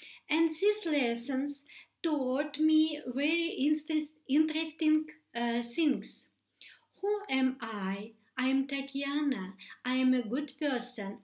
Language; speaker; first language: English; non-native, learner; Russian